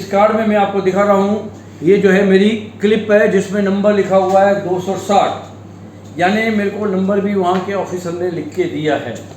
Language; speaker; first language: Hindi; non-native, local second language; Sindhi